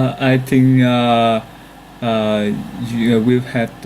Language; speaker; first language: English; non-native, learner; Vietnamese